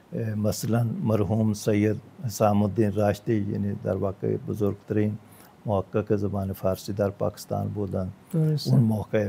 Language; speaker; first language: Persian; non-native, fluent; Punjabi